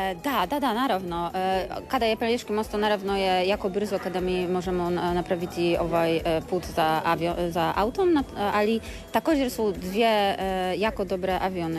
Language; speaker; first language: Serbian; non-native, learner; Polish